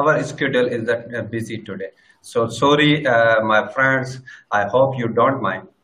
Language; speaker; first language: English; non-native, learner; Sindhi